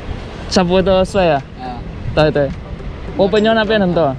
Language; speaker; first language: Chinese; non-native, learner; Indonesian